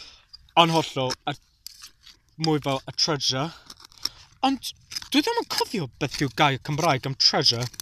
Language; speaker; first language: Welsh; non-native, local second language; English